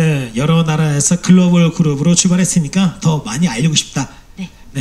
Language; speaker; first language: Korean; native; Korean